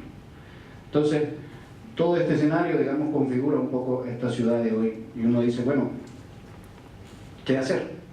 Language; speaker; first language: Spanish; native; Spanish